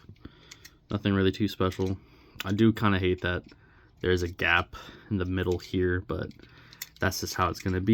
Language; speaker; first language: English; native; English